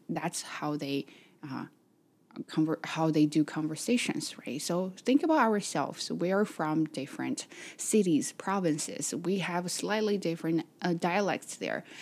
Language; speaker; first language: English; non-native, fluent; Chinese